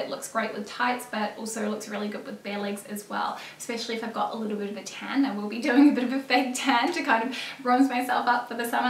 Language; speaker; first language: English; native; English